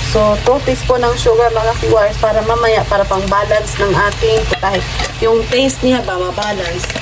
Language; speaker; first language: Filipino; non-native, local second language; Cebuano